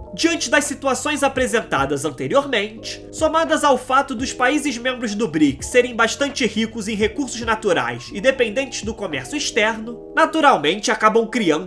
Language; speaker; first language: Portuguese; native; Portuguese